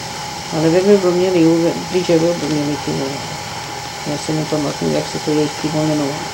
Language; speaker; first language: Czech; early bilingual, heritage; Czech